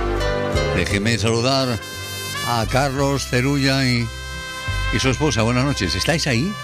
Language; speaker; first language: Spanish; native; Spanish